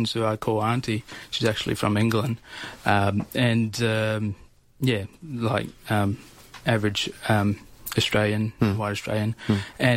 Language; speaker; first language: English; native; English